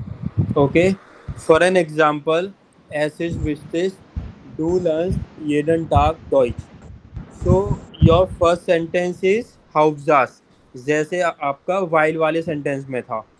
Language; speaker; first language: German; non-native, fluent; Hindi